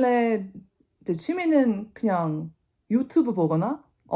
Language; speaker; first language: Korean; non-native, fluent; English